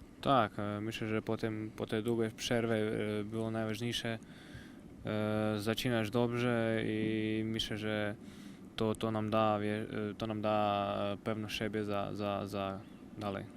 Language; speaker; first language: Polish; non-native, learner; Croatian